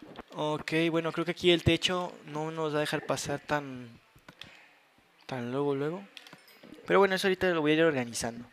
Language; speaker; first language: Spanish; native; Spanish